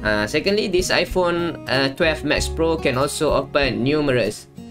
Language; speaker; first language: English; non-native, local second language; Malay